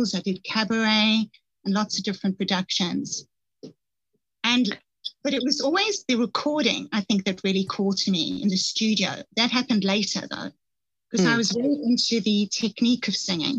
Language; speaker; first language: English; native; English